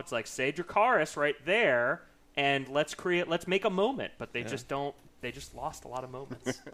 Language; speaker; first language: English; native; English